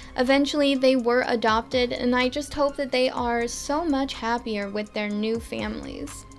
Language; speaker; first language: English; native; English